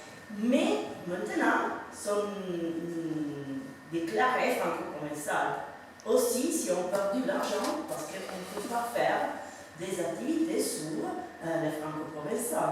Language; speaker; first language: French; non-native, fluent; Italian